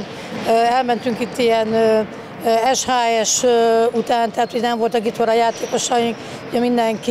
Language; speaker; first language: Hungarian; native; Hungarian